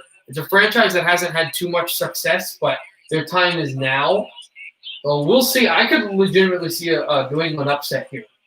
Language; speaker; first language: English; native; English